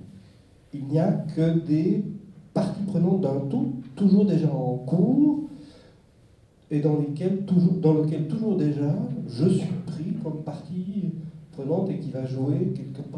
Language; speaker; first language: French; native; French